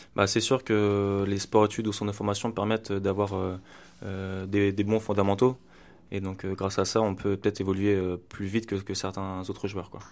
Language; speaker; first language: French; native; French